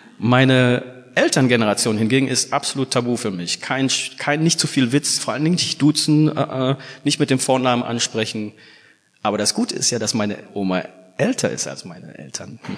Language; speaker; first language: German; early bilingual, other home language; Fula